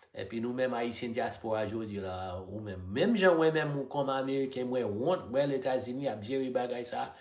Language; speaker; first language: Haitian Creole; early bilingual, other home language; English